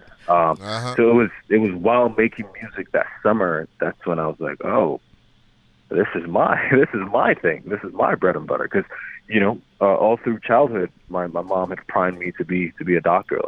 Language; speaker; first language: English; non-native, local second language; Yoruba